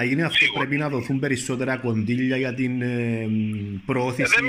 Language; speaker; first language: Greek; native; Greek